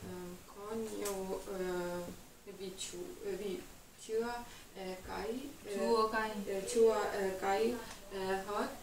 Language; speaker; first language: Vietnamese; non-native, learner; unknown